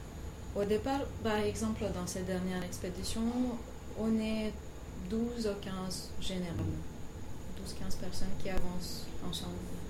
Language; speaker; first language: French; non-native, fluent; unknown